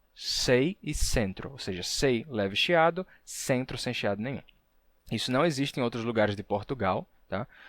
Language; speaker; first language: Portuguese; native; Portuguese